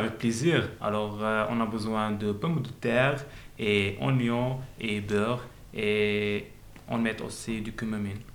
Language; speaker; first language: French; non-native, local second language; Arabic